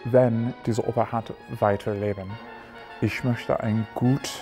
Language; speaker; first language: German; non-native, learner; English